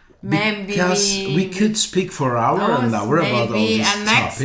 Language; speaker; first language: English; non-native, learner; German